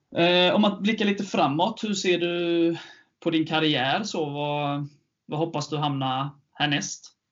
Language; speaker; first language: Swedish; native; Swedish